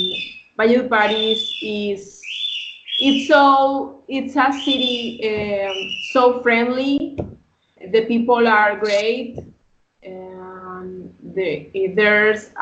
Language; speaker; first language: English; non-native, learner; Spanish